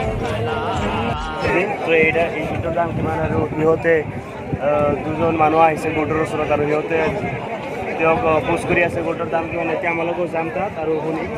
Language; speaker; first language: Assamese; non-native, local second language; Bangla